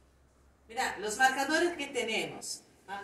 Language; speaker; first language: Spanish; non-native, fluent; Portuguese